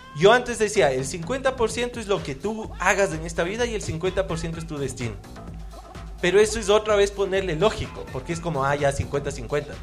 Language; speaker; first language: Spanish; native; Spanish